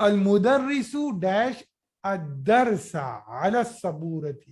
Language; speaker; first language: Arabic; non-native, fluent; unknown